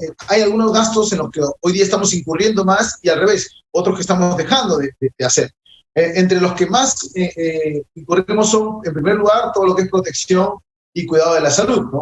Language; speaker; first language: Spanish; native; Spanish